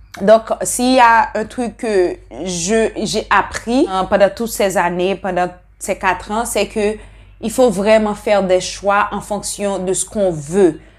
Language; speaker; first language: French; non-native, local second language; Haitian Creole